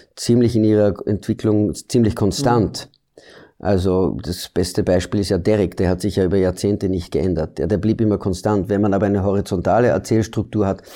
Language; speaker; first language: German; early bilingual, heritage; German